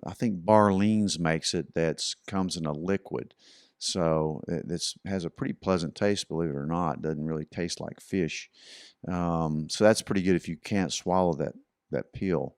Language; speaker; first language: English; native; English